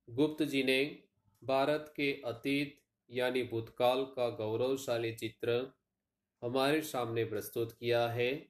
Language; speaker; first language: Hindi; non-native, local second language; Gujarati